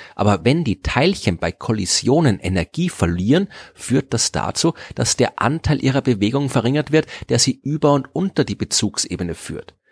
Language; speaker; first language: German; native; German